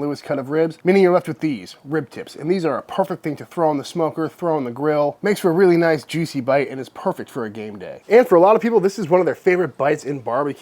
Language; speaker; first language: English; native; English